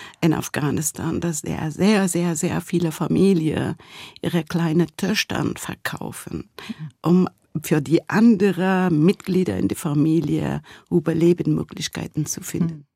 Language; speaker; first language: German; non-native, fluent; Persian